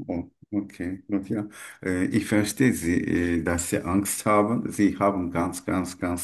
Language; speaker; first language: German; non-native, learner; Turkish